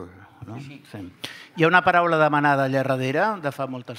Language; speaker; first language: Catalan; native; Catalan